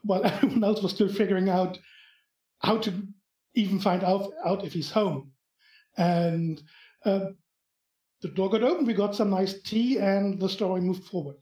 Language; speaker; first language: English; non-native, fluent; German